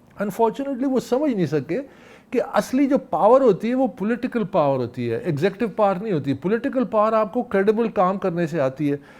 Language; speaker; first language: Urdu; non-native, local second language; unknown